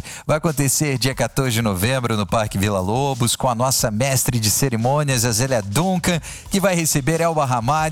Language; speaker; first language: Portuguese; native; Portuguese